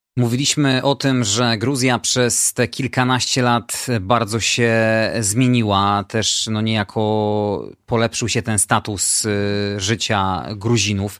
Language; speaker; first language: Polish; native; Polish